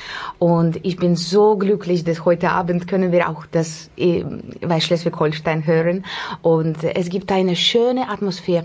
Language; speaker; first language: German; non-native, learner; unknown